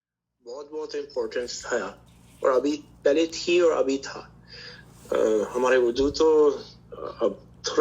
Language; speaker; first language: Hindi; early bilingual, heritage; Hindi